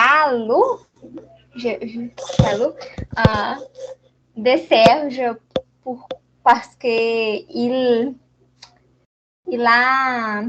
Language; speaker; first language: French; non-native, learner; Portuguese